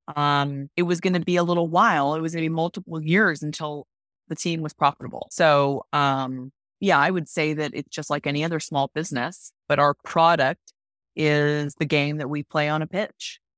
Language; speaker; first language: English; native; English